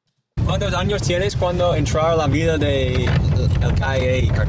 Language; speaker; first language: Spanish; non-native, learner; English